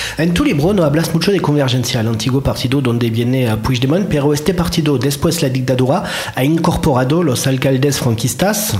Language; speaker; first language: Spanish; non-native, fluent; French